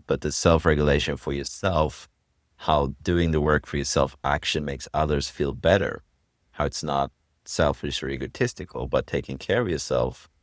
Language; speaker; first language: English; non-native, fluent; Swedish